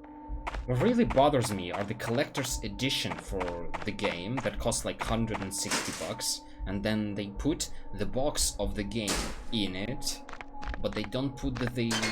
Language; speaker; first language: English; non-native, fluent; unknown